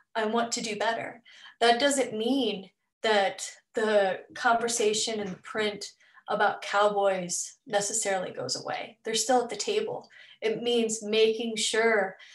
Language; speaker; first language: English; native; English